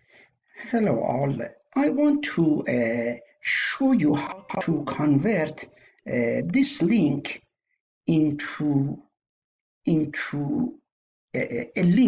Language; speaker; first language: English; non-native, fluent; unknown